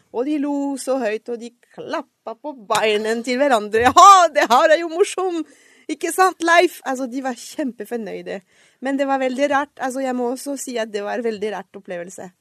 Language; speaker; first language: Norwegian; non-native, fluent; French